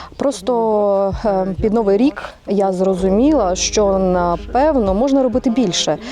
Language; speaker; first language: Ukrainian; non-native, fluent; Russian